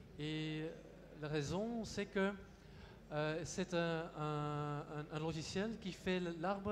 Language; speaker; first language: French; non-native, local second language; Dutch